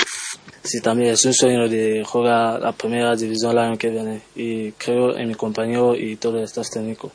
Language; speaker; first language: Spanish; non-native, learner; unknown